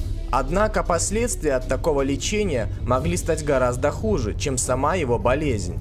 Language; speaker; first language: Russian; native; Russian